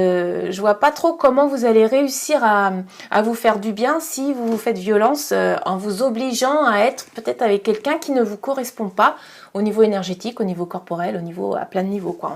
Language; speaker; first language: French; native; French